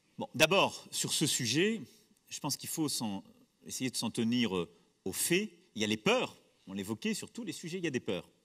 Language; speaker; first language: French; native; French